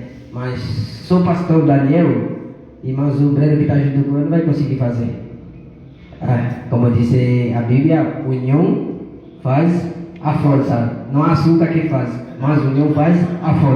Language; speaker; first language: Portuguese; non-native, local second language; Haitian Creole